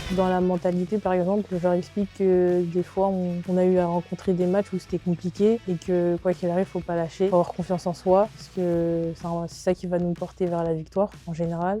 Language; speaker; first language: French; native; French